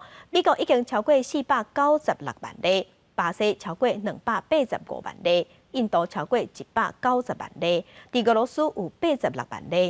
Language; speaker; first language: Chinese; native; Chinese